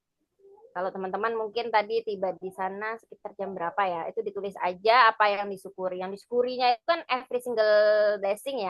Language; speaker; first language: Indonesian; native; Indonesian